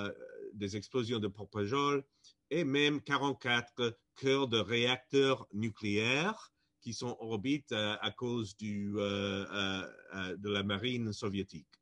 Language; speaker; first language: French; non-native, fluent; English